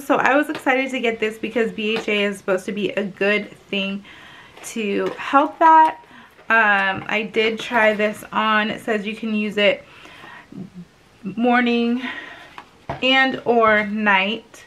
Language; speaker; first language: English; native; English